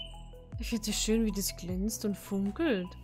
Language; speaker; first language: German; native; German